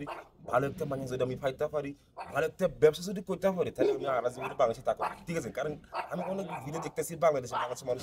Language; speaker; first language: Bangla; non-native, learner; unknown